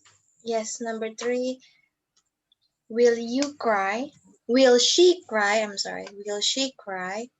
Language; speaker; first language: English; non-native, learner; Indonesian